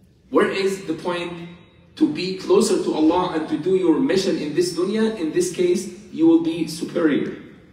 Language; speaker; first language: English; non-native, fluent; Arabic